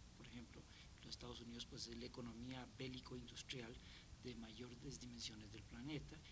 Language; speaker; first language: Spanish; native; Spanish